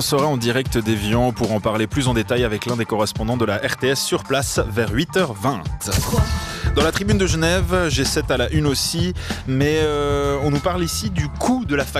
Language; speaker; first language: French; native; French